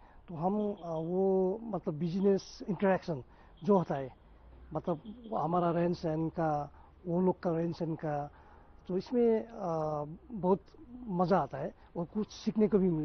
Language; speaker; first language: Hindi; non-native, local second language; Nepali